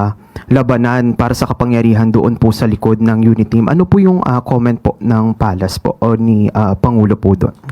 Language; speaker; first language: Filipino; native; Filipino